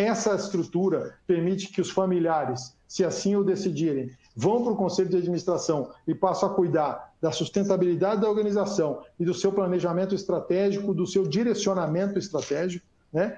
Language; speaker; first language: Portuguese; native; Portuguese